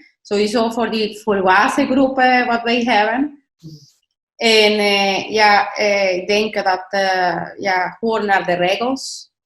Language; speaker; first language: Dutch; non-native, learner; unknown